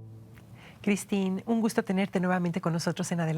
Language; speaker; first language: Spanish; native; Spanish